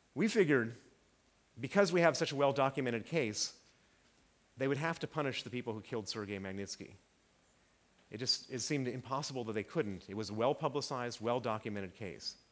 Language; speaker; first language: English; native; English